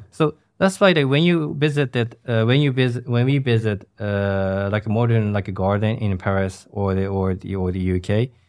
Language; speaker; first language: English; non-native, fluent; Japanese